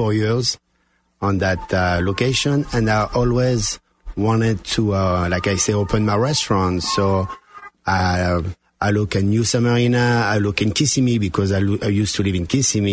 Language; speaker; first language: English; non-native, fluent; French